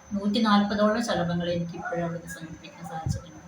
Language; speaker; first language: Malayalam; native; Malayalam